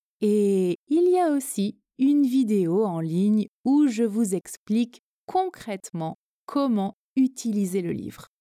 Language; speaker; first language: French; native; French